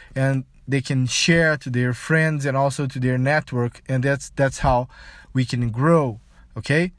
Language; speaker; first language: English; non-native, fluent; Portuguese